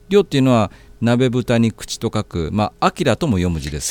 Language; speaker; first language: Japanese; native; Japanese